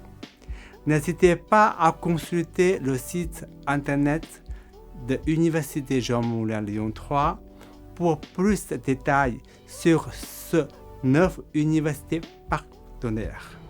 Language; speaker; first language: French; non-native, fluent; Korean